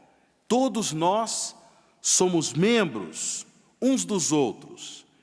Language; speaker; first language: Portuguese; native; Portuguese